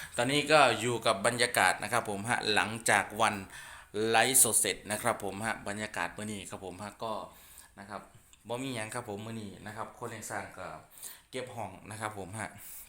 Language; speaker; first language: Thai; native; Thai